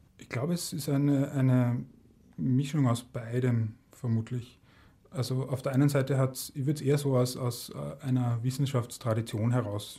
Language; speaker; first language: German; native; German